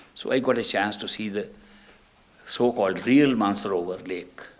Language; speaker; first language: English; non-native, local second language; Punjabi